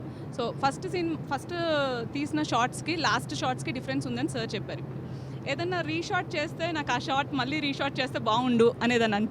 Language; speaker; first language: Telugu; native; Telugu